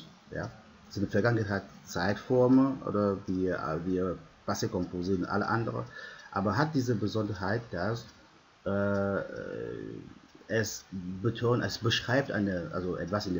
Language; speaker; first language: German; non-native, fluent; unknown